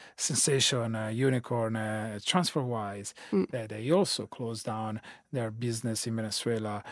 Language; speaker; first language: English; non-native, fluent; Italian